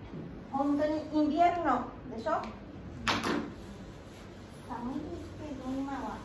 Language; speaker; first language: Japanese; non-native, learner; Spanish